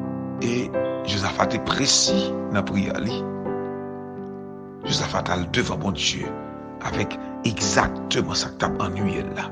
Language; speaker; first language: French; non-native, local second language; Haitian Creole